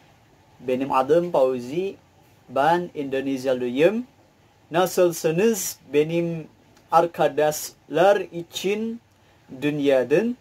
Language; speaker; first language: Turkish; non-native, learner; Indonesian